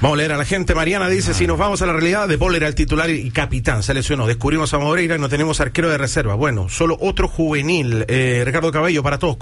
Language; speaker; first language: Spanish; native; Spanish